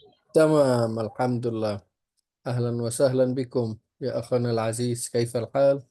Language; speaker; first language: Arabic; non-native, fluent; Indonesian